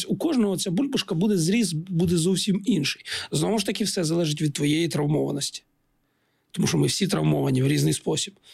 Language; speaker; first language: Ukrainian; non-native, local second language; Russian